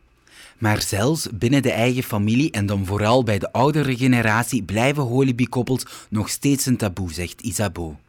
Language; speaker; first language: Dutch; native; Dutch